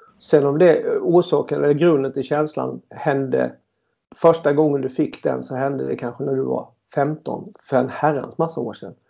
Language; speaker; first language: Swedish; native; Swedish